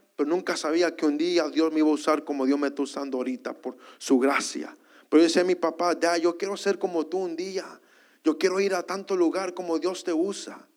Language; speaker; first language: Spanish; early bilingual, heritage; Spanish